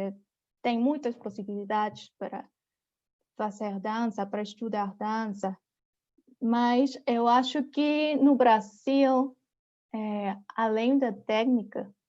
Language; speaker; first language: Portuguese; non-native, fluent; Spanish